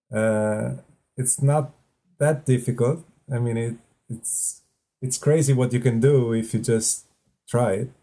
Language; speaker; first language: English; non-native, fluent; Italian